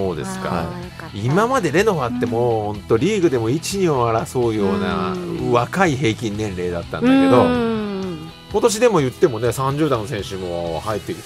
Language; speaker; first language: Japanese; native; Japanese